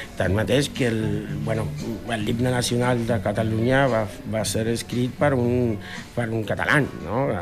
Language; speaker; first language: Catalan; non-native, fluent; Spanish